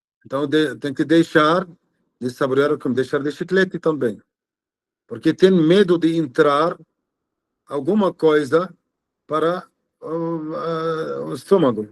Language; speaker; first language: Portuguese; non-native, fluent; Arabic